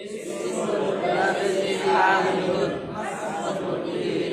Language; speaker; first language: Arabic; non-native, learner; Indonesian